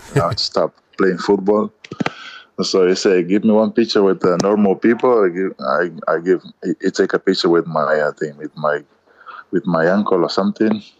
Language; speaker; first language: English; non-native, learner; Kabuverdianu